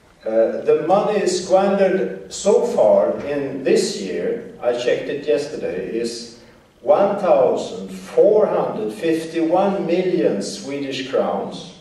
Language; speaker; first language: English; non-native, fluent; Swedish